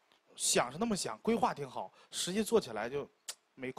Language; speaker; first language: Chinese; native; Chinese